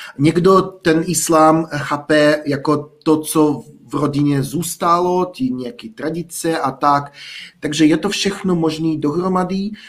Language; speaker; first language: Czech; non-native, fluent; Russian